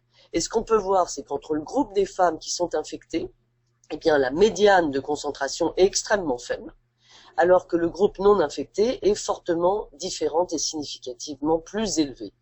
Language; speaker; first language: French; native; French